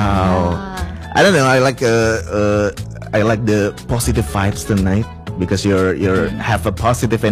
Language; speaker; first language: English; non-native, fluent; Indonesian